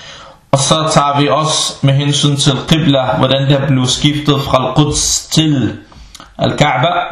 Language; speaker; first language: Danish; early bilingual, other home language; Arabic